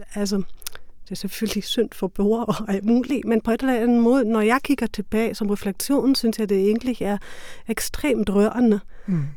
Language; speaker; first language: Danish; non-native, fluent; German